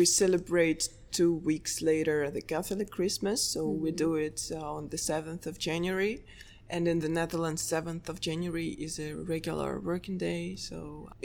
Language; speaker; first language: English; non-native, fluent; Russian